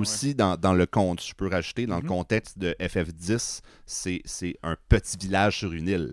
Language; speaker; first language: French; native; French